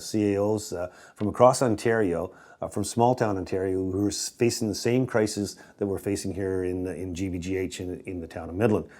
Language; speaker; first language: English; native; English